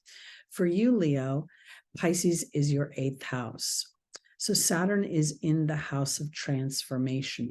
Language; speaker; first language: English; native; English